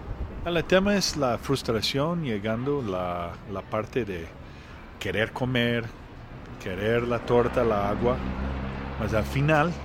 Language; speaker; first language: Spanish; non-native, learner; Portuguese